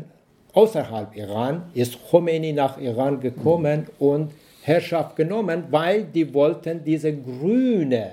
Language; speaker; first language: German; non-native, learner; Persian